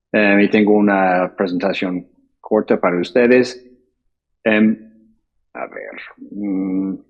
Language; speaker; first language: Spanish; non-native, fluent; English